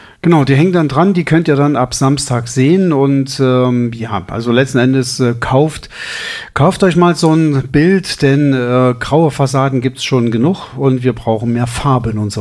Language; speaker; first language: German; native; German